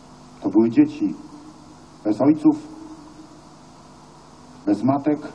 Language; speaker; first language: Polish; native; Polish